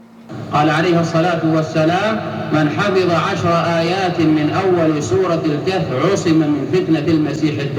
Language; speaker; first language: Arabic; native; Arabic